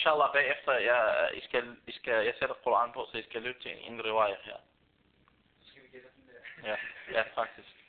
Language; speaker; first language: Danish; early bilingual, other home language; Arabic